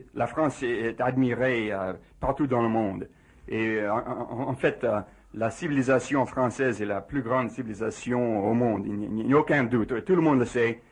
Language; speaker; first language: French; non-native, fluent; English